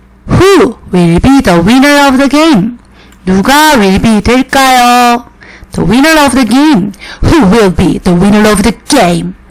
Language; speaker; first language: English; non-native, fluent; Korean